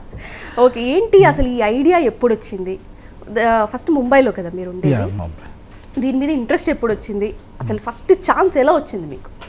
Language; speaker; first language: Telugu; native; Telugu